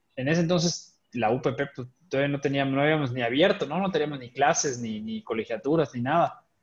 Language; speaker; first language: Spanish; native; Spanish